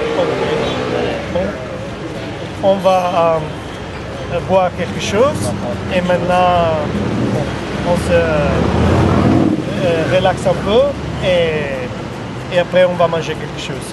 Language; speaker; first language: French; non-native, fluent; Italian